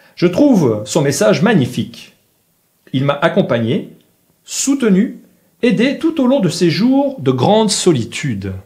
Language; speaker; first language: French; native; French